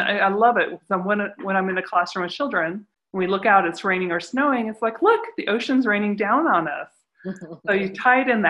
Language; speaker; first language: English; native; English